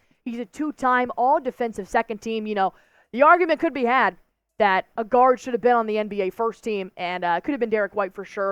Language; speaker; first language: English; native; English